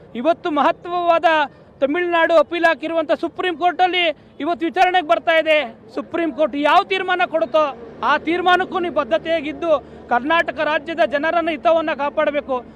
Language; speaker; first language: Kannada; native; Kannada